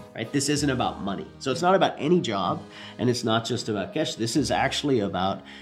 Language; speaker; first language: English; native; English